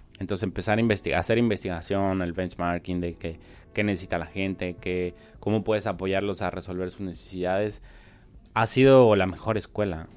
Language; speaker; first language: Spanish; native; Spanish